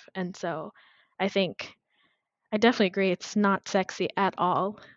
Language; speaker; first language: English; non-native, fluent; Amharic